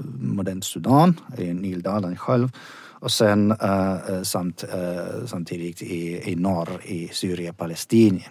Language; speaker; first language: Swedish; non-native, fluent; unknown